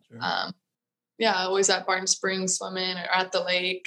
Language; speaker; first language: English; native; English